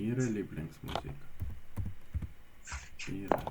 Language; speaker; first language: German; non-native, fluent; Ukrainian